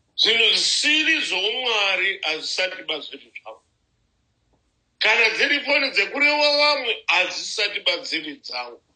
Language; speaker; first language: Shona; native; Shona